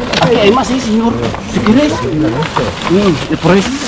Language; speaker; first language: Spanish; non-native, learner; Filipino